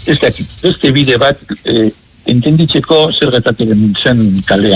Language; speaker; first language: Basque; non-native, local second language; Spanish